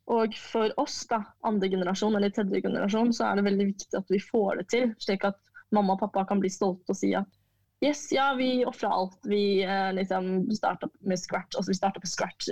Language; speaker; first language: Norwegian; early bilingual, other home language; Chinese